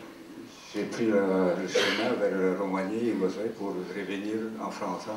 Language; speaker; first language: French; non-native, fluent; Polish